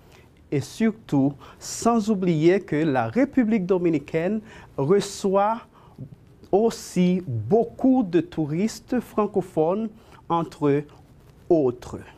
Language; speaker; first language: French; non-native, fluent; Spanish